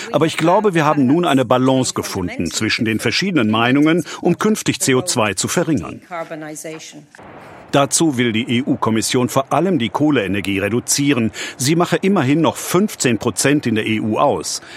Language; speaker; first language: German; native; German